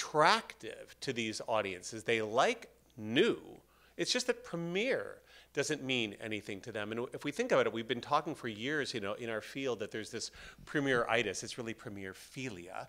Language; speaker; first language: English; native; English